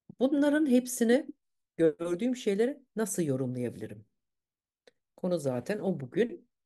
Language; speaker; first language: Turkish; early bilingual, heritage; Turkish